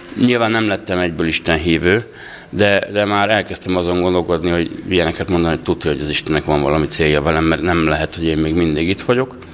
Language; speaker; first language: Hungarian; native; Hungarian